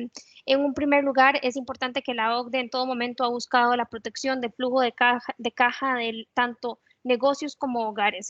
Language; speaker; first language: Spanish; native; Spanish